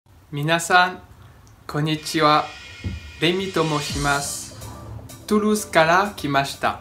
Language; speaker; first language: Japanese; non-native, fluent; French